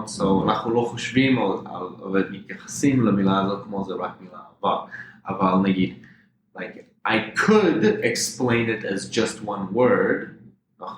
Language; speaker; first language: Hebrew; non-native, fluent; English